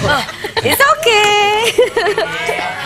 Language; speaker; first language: English; non-native, learner; Indonesian